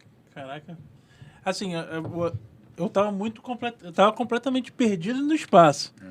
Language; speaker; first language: Portuguese; native; Portuguese